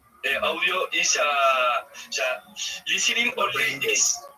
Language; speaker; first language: English; non-native, learner; Spanish